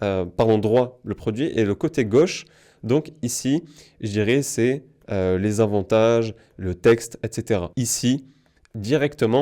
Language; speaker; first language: French; native; French